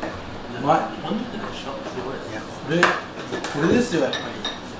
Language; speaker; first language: Japanese; native; Japanese